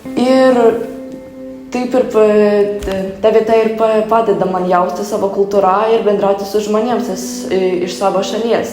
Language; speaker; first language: Lithuanian; non-native, learner; Ukrainian